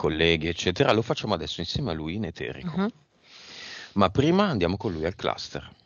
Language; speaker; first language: Italian; native; Italian